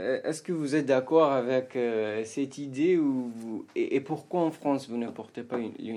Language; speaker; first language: French; non-native, fluent; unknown